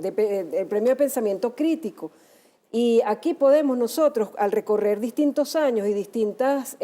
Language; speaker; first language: Spanish; native; Spanish